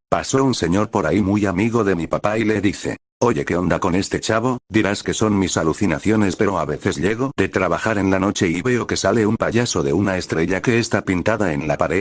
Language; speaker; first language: Spanish; native; Spanish